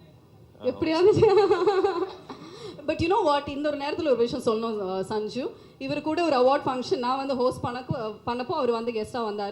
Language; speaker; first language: Tamil; native; Tamil